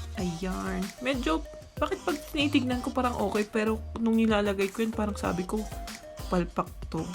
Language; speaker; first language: Filipino; non-native, local second language; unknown